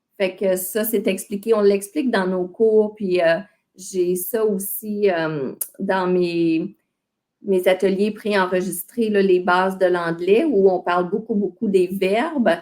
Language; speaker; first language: French; native; French